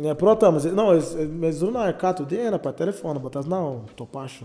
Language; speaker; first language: Latvian; non-native, learner; Portuguese